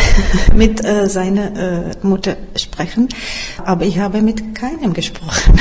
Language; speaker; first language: German; non-native, fluent; Czech